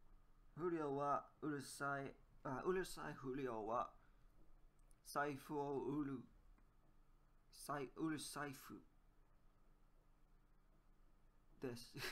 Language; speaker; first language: Japanese; non-native, learner; English